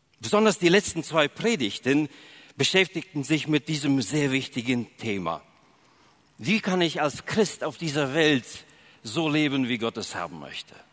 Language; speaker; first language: German; early bilingual, other home language; Russian